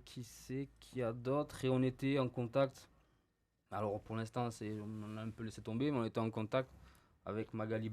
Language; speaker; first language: French; native; French